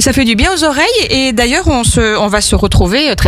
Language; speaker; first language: French; native; French